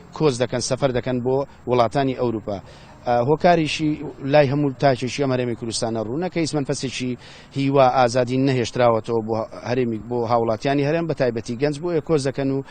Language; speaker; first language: Central Kurdish; native; Central Kurdish